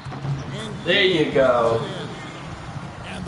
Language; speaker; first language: English; native; English